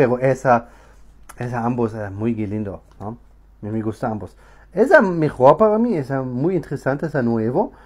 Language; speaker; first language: Spanish; non-native, learner; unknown